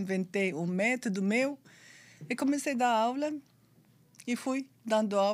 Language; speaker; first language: Portuguese; non-native, fluent; Arabic